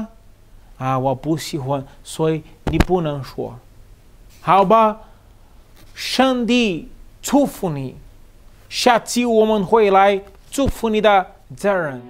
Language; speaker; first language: Chinese; non-native, learner; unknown